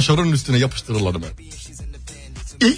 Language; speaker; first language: Turkish; native; Turkish